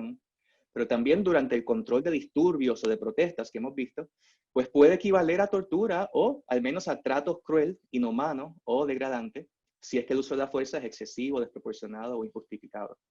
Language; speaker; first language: Spanish; native; Spanish